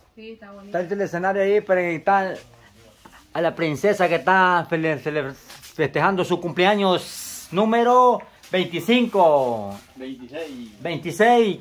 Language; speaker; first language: Spanish; native; Spanish